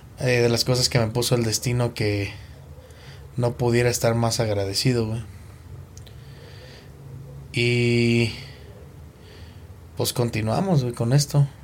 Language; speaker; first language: Spanish; native; Spanish